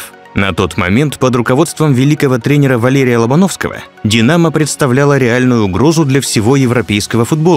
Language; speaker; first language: Russian; native; Russian